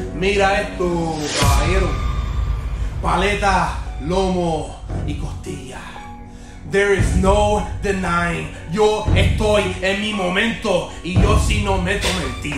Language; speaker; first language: Spanish; native; Spanish